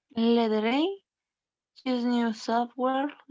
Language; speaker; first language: English; non-native, learner; Spanish